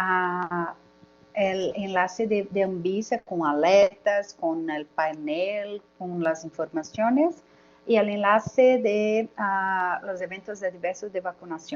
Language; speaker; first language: Spanish; non-native, learner; Portuguese